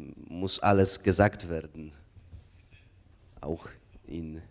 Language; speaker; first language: German; non-native, fluent; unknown